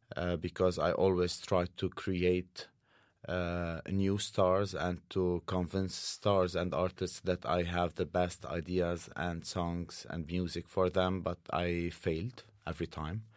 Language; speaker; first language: English; non-native, fluent; Arabic